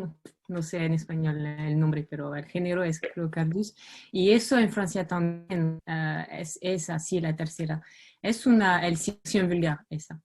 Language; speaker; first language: Spanish; non-native, fluent; French